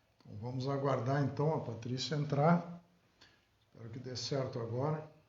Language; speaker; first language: Portuguese; native; Portuguese